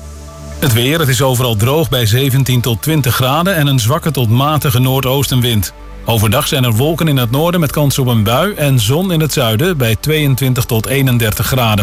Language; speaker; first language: Dutch; native; Dutch